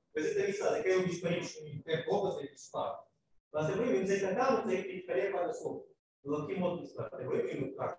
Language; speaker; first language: Hebrew; non-native, fluent; Russian